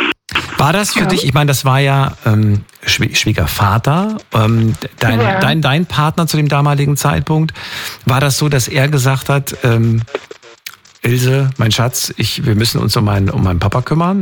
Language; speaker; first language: German; native; German